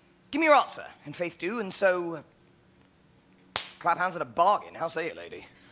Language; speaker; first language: English; native; English